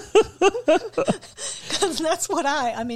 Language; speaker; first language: English; non-native, fluent; Polish